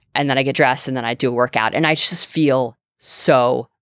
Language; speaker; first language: English; native; English